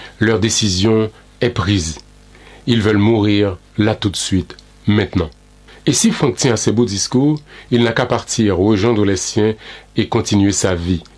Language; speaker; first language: French; non-native, local second language; Haitian Creole